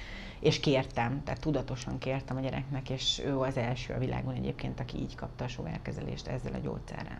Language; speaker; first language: Hungarian; native; Hungarian